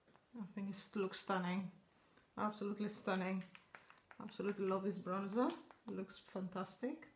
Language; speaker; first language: English; non-native, fluent; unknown